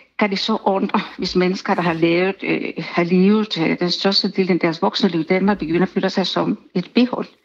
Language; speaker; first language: Danish; non-native, fluent; Spanish